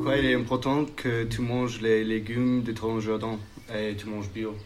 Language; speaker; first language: French; non-native, learner; English